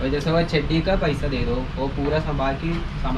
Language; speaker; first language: Hindi; non-native, local second language; Malayalam